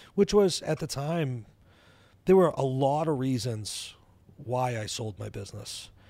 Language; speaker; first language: English; native; English